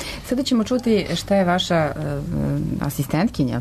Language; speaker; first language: Serbian; native; Serbian